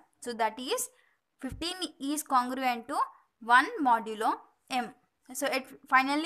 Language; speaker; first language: English; non-native, local second language; Telugu